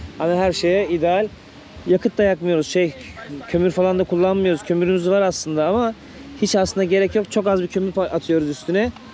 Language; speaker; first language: Turkish; native; Turkish